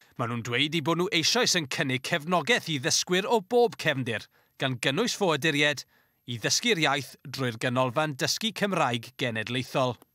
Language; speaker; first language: Welsh; native; Welsh